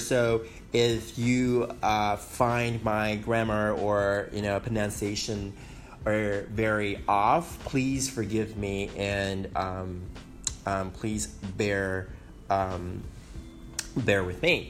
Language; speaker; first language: English; non-native, fluent; Chinese